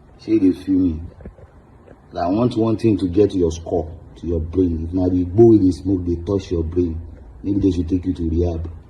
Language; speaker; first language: Nigerian Pidgin; non-native, local second language; Yoruba